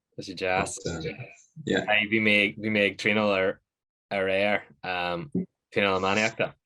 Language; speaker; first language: Irish; native; Irish